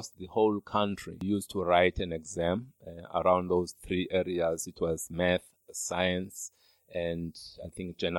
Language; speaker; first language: English; non-native, local second language; Xhosa